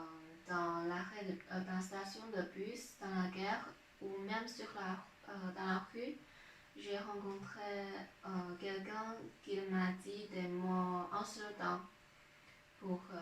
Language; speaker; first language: French; non-native, learner; Chinese